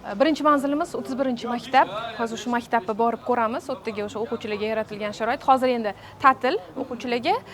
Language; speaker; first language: Uzbek; native; Uzbek